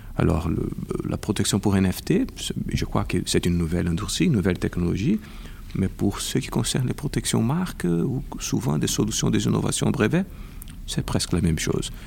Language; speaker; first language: French; non-native, fluent; Portuguese